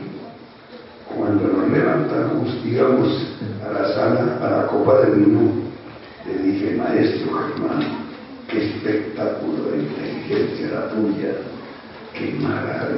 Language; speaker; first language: Spanish; native; Spanish